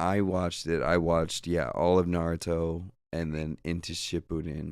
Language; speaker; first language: English; native; English